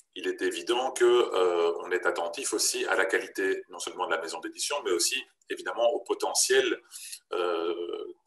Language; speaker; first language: French; native; French